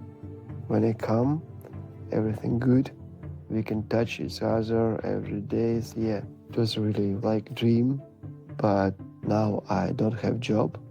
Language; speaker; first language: English; non-native, learner; Ukrainian